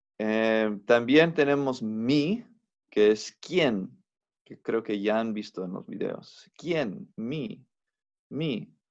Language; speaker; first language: Spanish; non-native, fluent; English